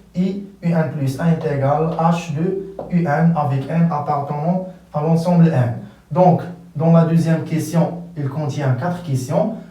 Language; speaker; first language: French; non-native, local second language; Arabic